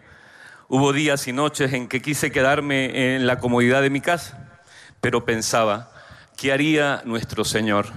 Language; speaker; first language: Spanish; native; Spanish